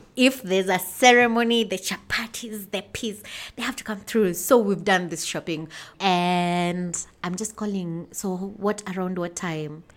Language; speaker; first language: English; non-native, local second language; Kikuyu